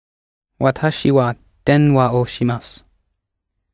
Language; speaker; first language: Japanese; non-native, learner; English